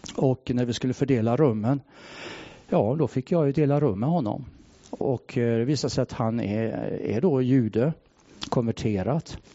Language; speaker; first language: Swedish; native; Swedish